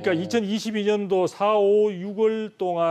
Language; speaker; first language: Korean; native; Korean